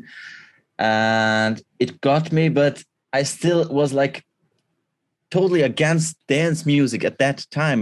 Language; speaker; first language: English; non-native, fluent; Swiss German